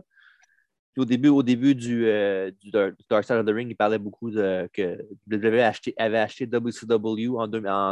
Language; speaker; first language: French; native; French